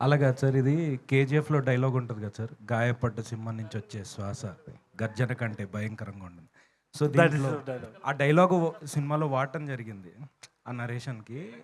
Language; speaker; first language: Telugu; native; Telugu